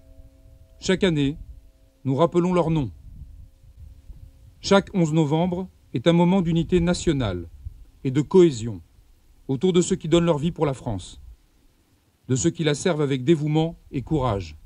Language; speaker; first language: French; native; French